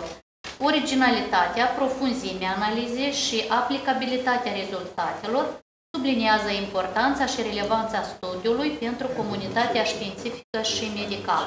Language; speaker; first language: Romanian; native; Romanian